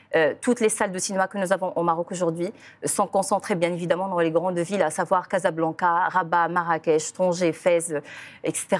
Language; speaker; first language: French; non-native, local second language; Arabic